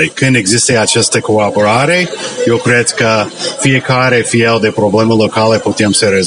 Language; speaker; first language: Romanian; non-native, learner; English